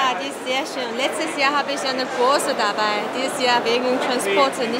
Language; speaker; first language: German; native; German